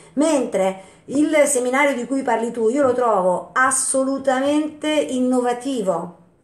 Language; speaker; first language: Italian; native; Italian